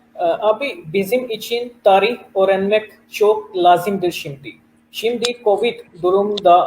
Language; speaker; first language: Turkish; non-native, learner; Urdu